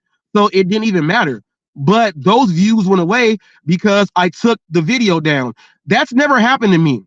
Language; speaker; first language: English; native; English